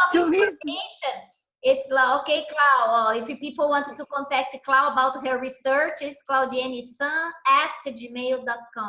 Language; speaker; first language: English; non-native, fluent; Portuguese